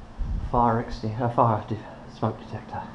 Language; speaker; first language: English; native; English